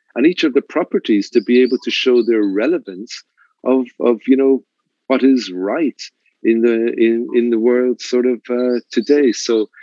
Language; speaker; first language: English; native; English